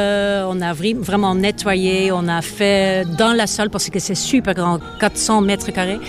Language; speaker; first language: French; non-native, fluent; Dutch